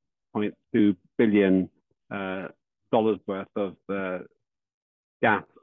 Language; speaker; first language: English; native; English